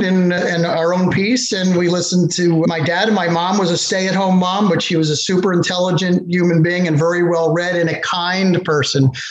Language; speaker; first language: English; native; English